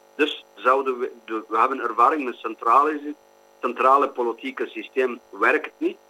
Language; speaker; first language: Dutch; non-native, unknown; Kurdish